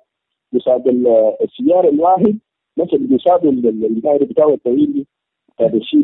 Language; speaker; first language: Arabic; native; Arabic